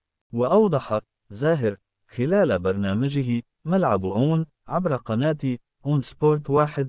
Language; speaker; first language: Arabic; native; Arabic